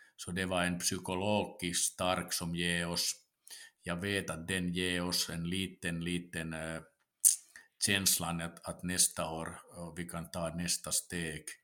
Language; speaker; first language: Swedish; non-native, local second language; Finnish